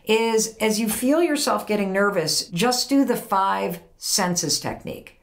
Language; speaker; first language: English; native; English